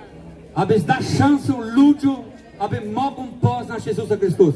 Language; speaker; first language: Polish; non-native, learner; Portuguese